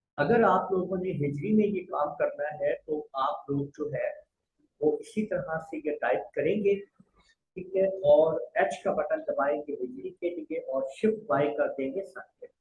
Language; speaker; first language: Urdu; non-native, local second language; Punjabi